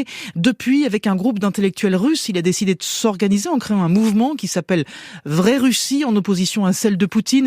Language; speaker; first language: French; native; French